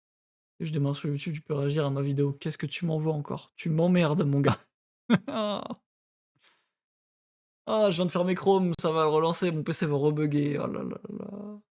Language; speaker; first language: French; native; French